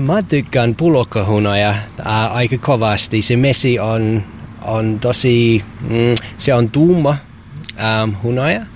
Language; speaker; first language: Finnish; non-native, learner; English